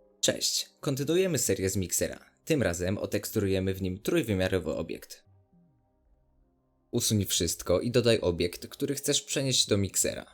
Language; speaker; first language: Polish; native; Polish